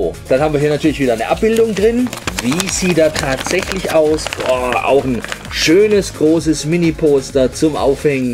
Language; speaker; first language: German; native; German